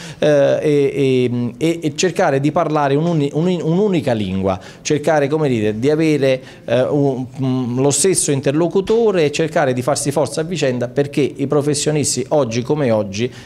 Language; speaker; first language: Italian; native; Italian